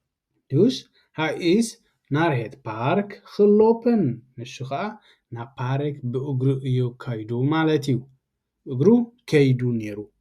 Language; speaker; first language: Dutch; non-native, learner; Tigrinya